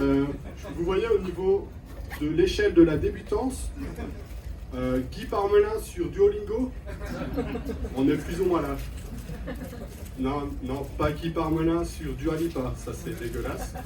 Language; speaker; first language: French; native; French